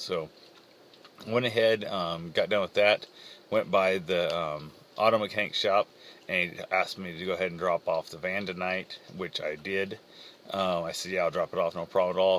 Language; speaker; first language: English; native; English